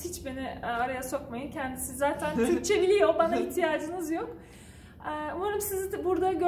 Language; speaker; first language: Turkish; native; Turkish